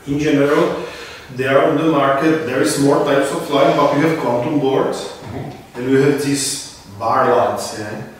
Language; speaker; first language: English; non-native, fluent; Czech